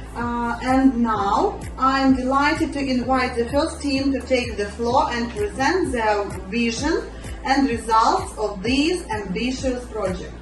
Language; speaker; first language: English; non-native, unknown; Ukrainian